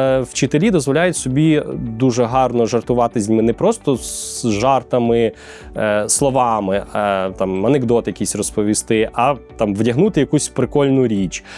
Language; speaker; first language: Ukrainian; native; Ukrainian